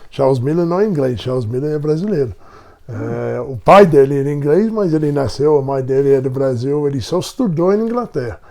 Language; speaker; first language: Portuguese; non-native, fluent; English